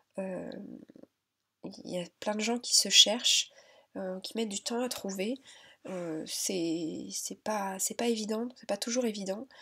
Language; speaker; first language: French; native; French